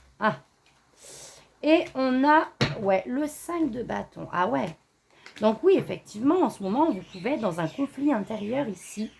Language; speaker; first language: French; native; French